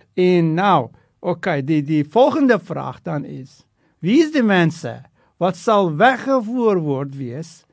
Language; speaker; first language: Afrikaans; non-native, fluent; Turkish